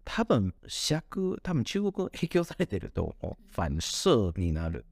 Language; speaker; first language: Japanese; non-native, fluent; Chinese